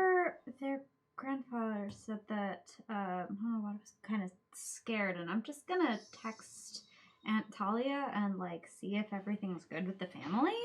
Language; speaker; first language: English; native; English